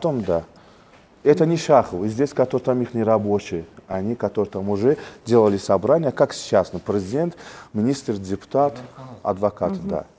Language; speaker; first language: Russian; non-native, local second language; Azerbaijani